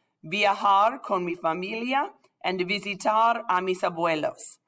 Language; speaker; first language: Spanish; non-native, fluent; English